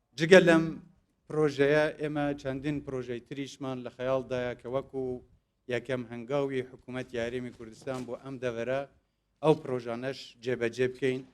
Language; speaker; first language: Central Kurdish; non-native, local second language; Kurdish